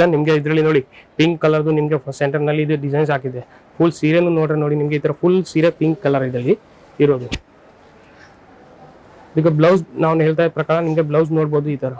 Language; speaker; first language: Kannada; non-native, fluent; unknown